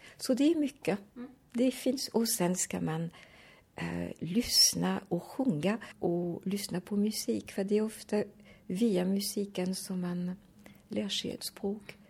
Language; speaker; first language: Swedish; non-native, fluent; French